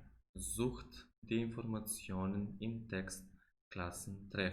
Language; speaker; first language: German; non-native, fluent; Macedonian